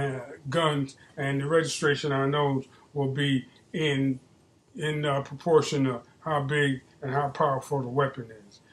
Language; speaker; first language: English; native; English